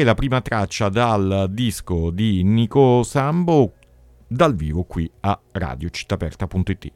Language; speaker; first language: Italian; native; Italian